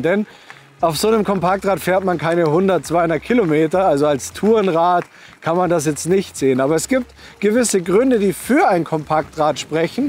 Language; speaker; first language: German; native; German